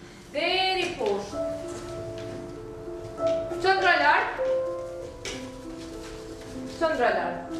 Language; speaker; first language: Albanian; native; Albanian